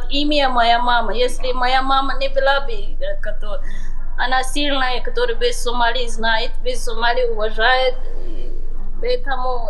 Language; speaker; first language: Russian; non-native, learner; Somali